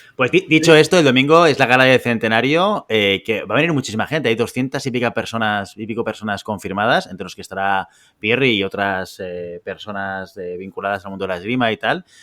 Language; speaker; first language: Spanish; native; Spanish